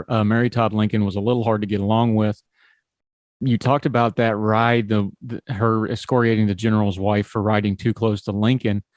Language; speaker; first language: English; native; English